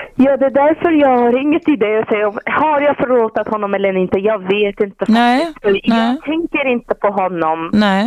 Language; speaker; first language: Swedish; non-native, fluent; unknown